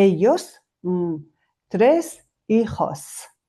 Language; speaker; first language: Spanish; non-native, fluent; Mongolian